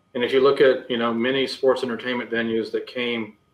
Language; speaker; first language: English; native; English